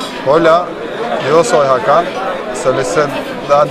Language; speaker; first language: Spanish; non-native, learner; Turkish